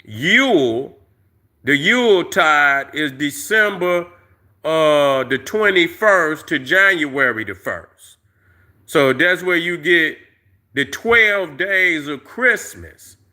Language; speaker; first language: English; native; English